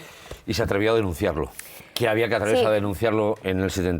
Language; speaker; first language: Spanish; native; Spanish